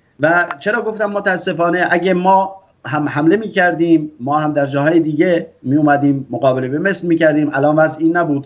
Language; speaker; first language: Persian; non-native, local second language; Kurdish